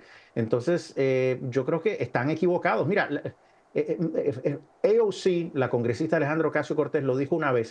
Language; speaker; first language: Spanish; native; Spanish